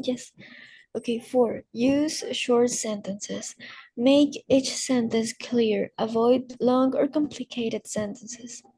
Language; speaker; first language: English; non-native, learner; Spanish